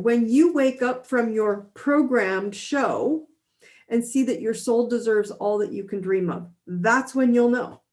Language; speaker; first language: English; native; English